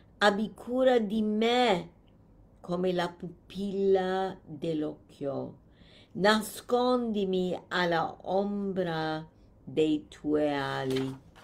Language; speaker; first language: Italian; non-native, fluent; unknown